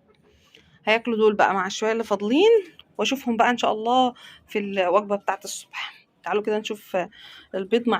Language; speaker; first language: Arabic; native; Arabic